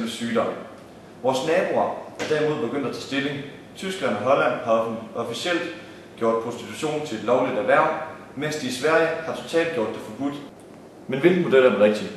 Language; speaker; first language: Danish; native; Danish